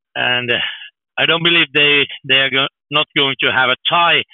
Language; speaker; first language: English; non-native, fluent; Finnish